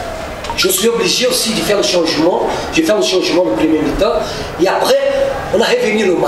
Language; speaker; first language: French; non-native, fluent; Portuguese